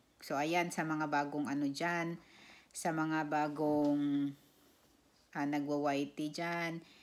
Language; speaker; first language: Filipino; non-native, local second language; Cebuano